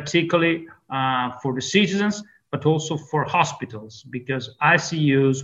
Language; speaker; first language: English; non-native, fluent; Italian